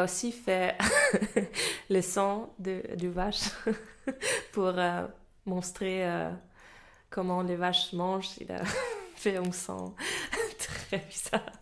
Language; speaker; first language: French; non-native, fluent; German